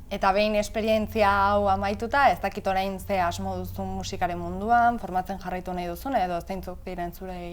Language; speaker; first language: Basque; native; Basque